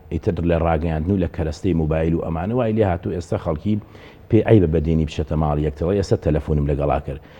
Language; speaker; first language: Central Kurdish; native; Central Kurdish